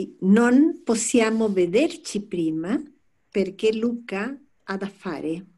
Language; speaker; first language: Italian; non-native, learner; Spanish